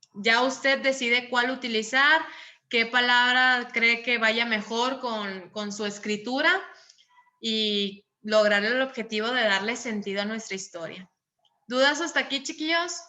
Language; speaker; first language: Spanish; native; Spanish